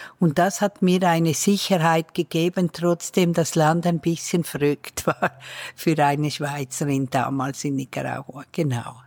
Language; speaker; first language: German; native; German